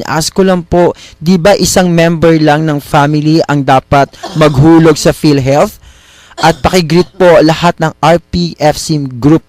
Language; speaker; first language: Filipino; native; Filipino